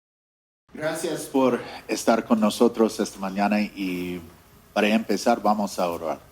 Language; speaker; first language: Spanish; non-native, fluent; English